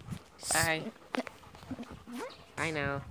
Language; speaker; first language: English; native; English